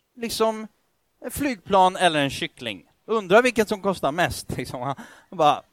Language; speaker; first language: Swedish; native; Swedish